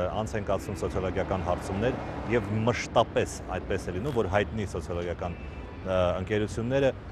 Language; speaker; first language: Armenian; native; Armenian